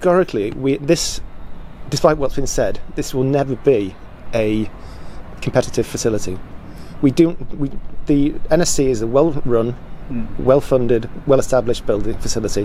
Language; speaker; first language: English; native; English